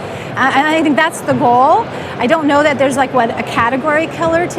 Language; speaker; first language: English; native; English